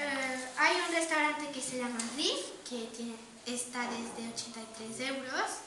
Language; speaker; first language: Spanish; non-native, learner; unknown